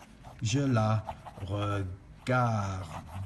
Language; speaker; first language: French; non-native, fluent; English